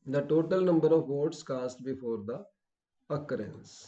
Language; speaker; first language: English; non-native, local second language; Punjabi